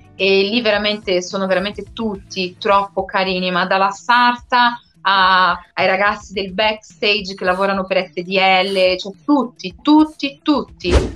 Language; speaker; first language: Italian; non-native, fluent; Portuguese